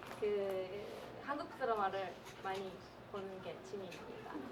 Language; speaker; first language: Korean; non-native, learner; Japanese